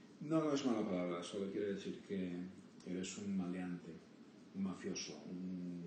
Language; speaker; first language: Spanish; early bilingual, heritage; Spanish